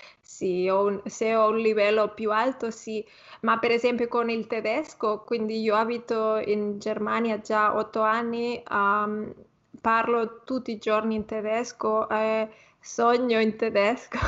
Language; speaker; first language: Italian; non-native, fluent; Spanish